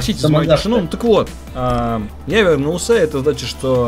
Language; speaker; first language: Russian; native; Russian